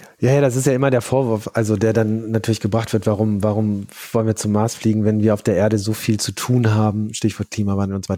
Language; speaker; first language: German; native; German